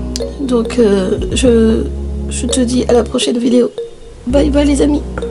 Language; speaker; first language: French; native; French